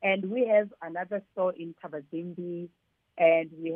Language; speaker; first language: English; non-native, local second language; Tsonga